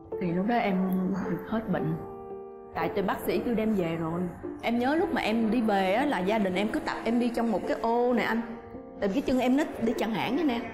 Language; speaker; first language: Vietnamese; native; Vietnamese